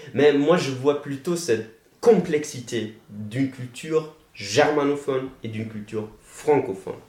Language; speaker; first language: French; non-native, fluent; German